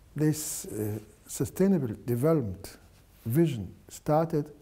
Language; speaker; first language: English; non-native, fluent; Arabic